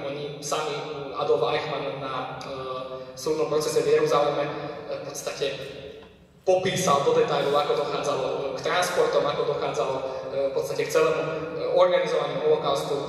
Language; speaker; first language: Slovak; native; Slovak